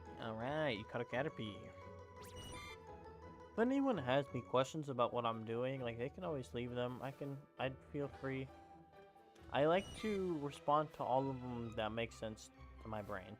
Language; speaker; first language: English; native; English